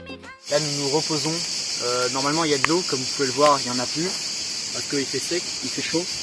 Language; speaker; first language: French; native; French